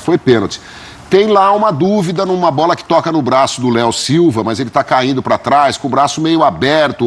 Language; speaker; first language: Portuguese; native; Portuguese